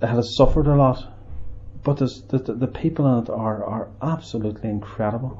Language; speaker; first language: English; native; English